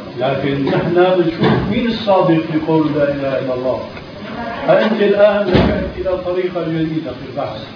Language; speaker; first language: Arabic; early bilingual, other home language; Albanian